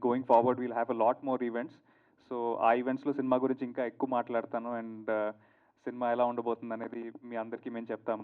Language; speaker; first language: Telugu; native; Telugu